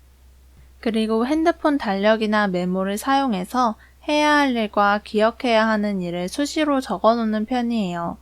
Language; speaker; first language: Korean; native; Korean